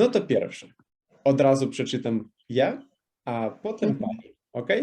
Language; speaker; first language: Polish; non-native, fluent; Russian